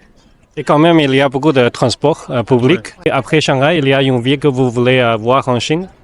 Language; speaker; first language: French; non-native, fluent; Chinese